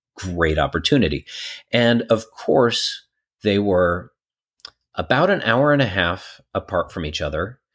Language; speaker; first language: English; native; English